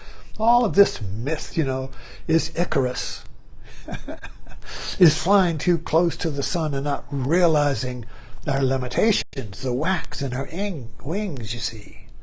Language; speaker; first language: English; native; English